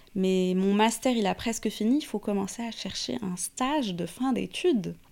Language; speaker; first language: French; non-native, local second language; Arabic